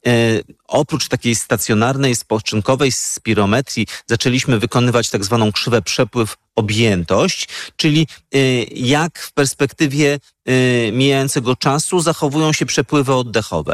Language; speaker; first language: Polish; native; Polish